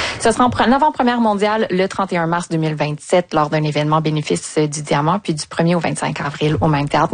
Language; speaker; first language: French; native; French